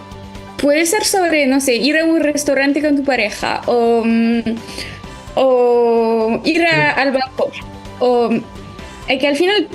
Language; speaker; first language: Spanish; non-native, fluent; French